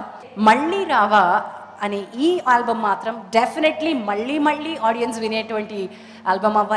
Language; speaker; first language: Telugu; native; Telugu